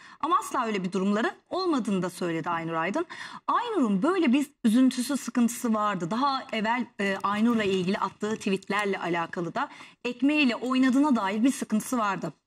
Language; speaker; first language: Turkish; native; Turkish